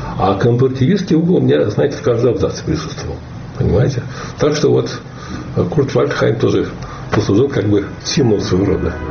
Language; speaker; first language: Russian; native; Russian